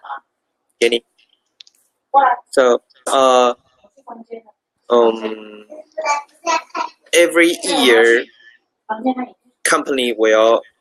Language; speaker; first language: English; non-native, learner; Chinese